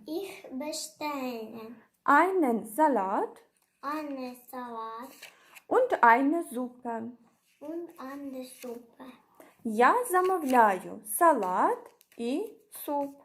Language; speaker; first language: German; non-native, fluent; Ukrainian